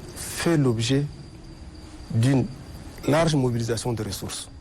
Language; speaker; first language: French; non-native, local second language; Arabic